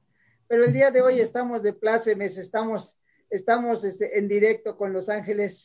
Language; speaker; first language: Spanish; native; Spanish